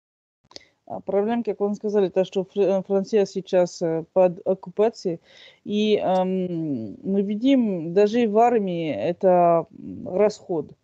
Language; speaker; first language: Russian; non-native, fluent; French